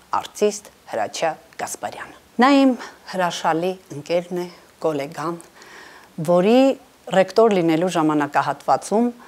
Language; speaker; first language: Armenian; native; Armenian